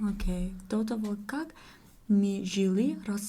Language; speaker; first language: Russian; non-native, learner; English